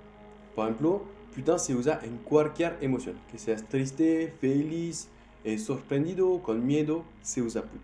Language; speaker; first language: Spanish; non-native, fluent; French